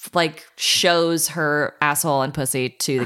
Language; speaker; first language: English; native; English